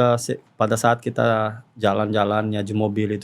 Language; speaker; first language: Indonesian; non-native, fluent; Portuguese